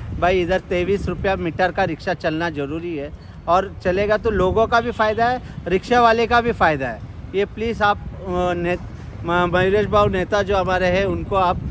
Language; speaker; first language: Hindi; non-native, local second language; Marathi